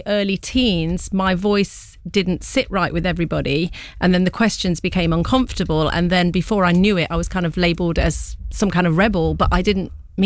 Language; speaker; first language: English; early bilingual, other home language; Punjabi